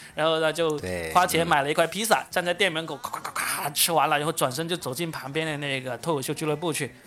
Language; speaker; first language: Chinese; native; Chinese